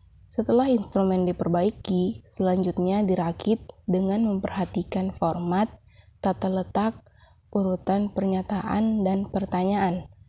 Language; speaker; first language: Indonesian; native; Indonesian